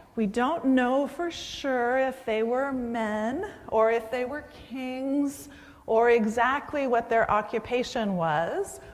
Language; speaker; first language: English; native; English